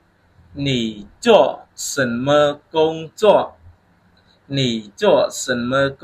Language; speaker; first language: Chinese; non-native, fluent; Khmer